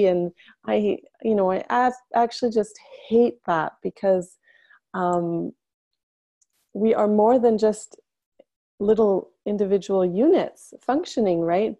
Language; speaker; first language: English; native; English